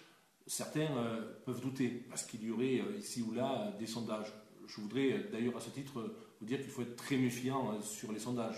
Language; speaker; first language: French; native; French